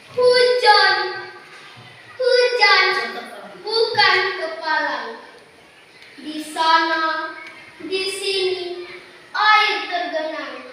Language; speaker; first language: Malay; non-native, local second language; Tetum